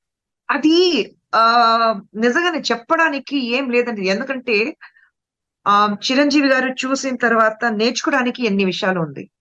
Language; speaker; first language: Telugu; non-native, local second language; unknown